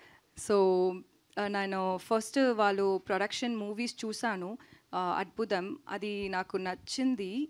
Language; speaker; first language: Telugu; non-native, learner; Tamil